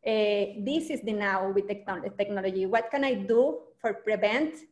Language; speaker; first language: English; non-native, learner; Spanish